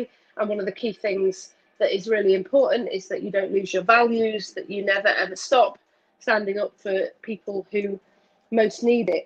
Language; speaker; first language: English; native; English